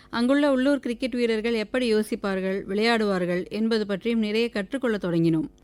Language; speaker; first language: Tamil; native; Tamil